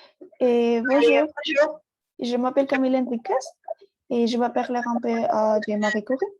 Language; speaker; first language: French; non-native, learner; Spanish